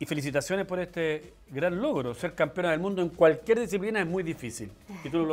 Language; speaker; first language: Spanish; native; Spanish